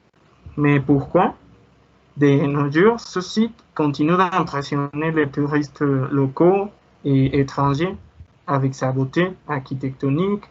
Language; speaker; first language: French; non-native, learner; Spanish